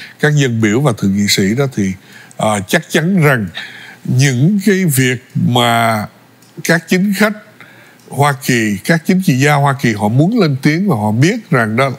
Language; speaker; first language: Vietnamese; early bilingual, other home language; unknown